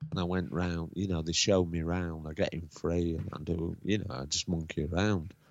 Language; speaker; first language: English; native; English